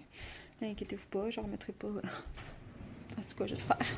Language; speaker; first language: French; native; French